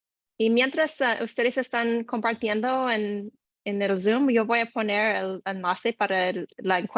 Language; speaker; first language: Spanish; non-native, learner; English